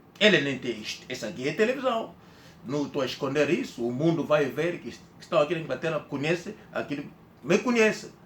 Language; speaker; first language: Portuguese; native; Portuguese